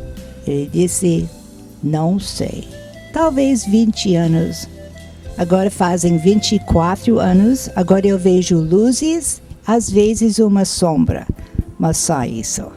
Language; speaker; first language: Portuguese; non-native, fluent; English